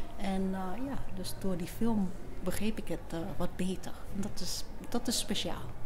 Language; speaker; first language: Dutch; non-native, fluent; English